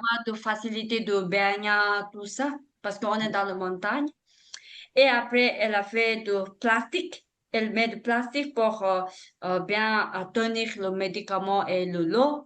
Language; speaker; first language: French; non-native, learner; Tibetan